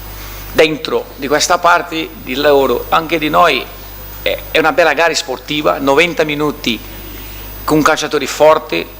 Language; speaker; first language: Italian; non-native, fluent; Portuguese